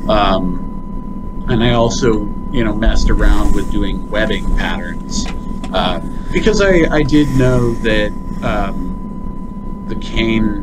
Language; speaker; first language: English; native; English